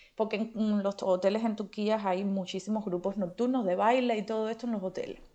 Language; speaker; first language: Spanish; native; Spanish